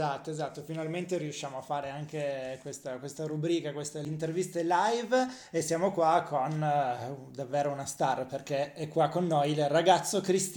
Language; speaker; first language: Italian; native; Italian